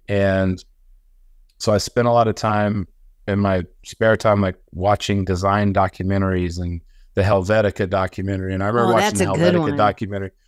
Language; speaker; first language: English; native; English